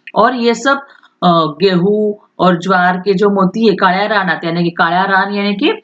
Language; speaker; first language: Hindi; non-native, local second language; Marathi